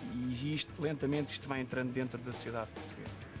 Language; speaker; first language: Portuguese; native; Portuguese